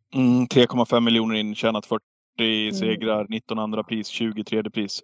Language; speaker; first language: Swedish; native; Swedish